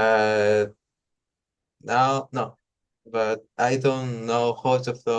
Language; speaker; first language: English; non-native, learner; Spanish